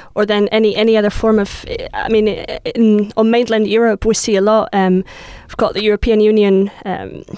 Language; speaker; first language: English; non-native, fluent; Spanish